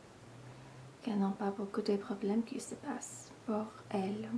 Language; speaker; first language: French; non-native, learner; English